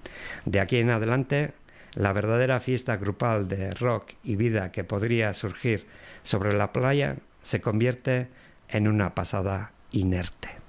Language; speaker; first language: Spanish; non-native, local second language; Basque